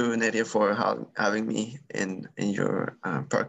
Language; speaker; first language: English; non-native, fluent; Spanish